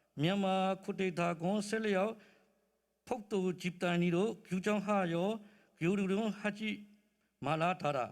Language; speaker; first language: Korean; non-native, learner; Burmese